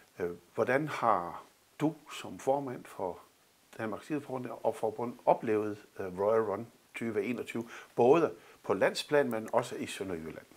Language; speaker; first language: Danish; native; Danish